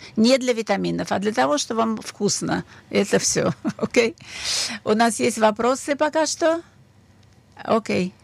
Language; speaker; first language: Russian; native; Russian